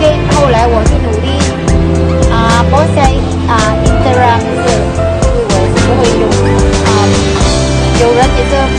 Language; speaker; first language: Chinese; non-native, fluent; Vietnamese